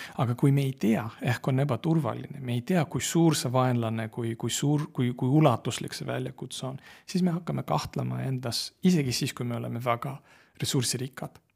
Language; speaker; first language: Estonian; non-native, local second language; Russian